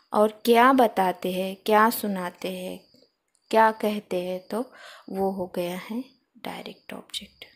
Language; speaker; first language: Hindi; non-native, local second language; Marathi